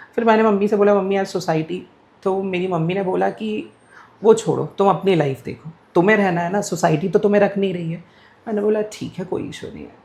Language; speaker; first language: Hindi; non-native, local second language; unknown